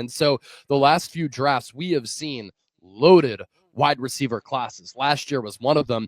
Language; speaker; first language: English; native; English